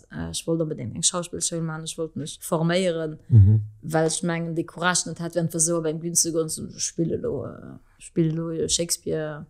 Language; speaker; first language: Luxembourgish; early bilingual, other home language; French